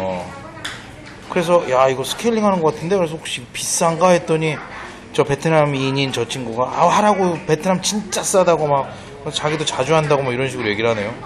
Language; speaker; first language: Korean; native; Korean